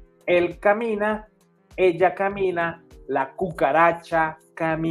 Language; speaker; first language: Spanish; non-native, fluent; English